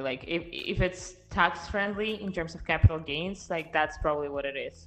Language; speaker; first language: English; non-native, fluent; Russian